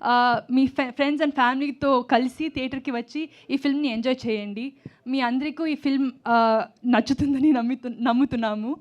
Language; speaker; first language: Telugu; non-native, learner; Tamil